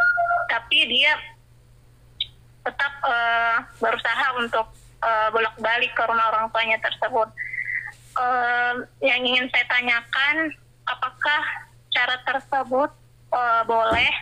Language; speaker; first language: Indonesian; native; Indonesian